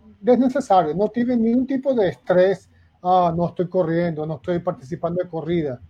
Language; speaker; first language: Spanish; non-native, learner; Portuguese